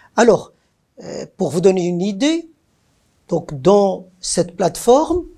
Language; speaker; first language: French; non-native, local second language; Arabic